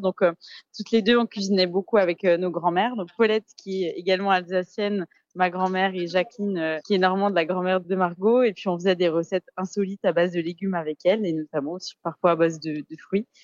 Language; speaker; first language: French; native; French